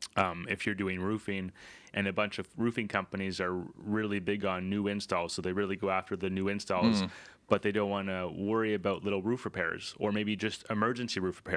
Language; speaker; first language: English; native; English